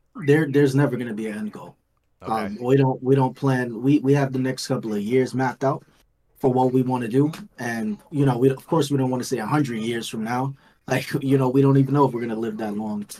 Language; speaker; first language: English; native; English